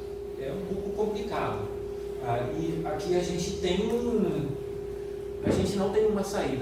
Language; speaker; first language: Portuguese; non-native, fluent; German